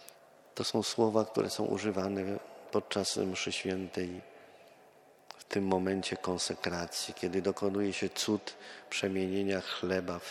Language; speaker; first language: Polish; native; Polish